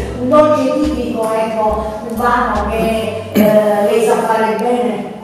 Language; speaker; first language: Italian; native; Italian